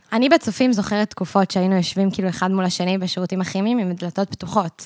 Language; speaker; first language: Hebrew; early bilingual, other home language; English